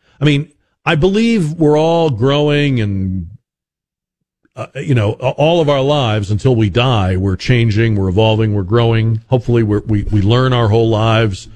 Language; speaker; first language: English; native; English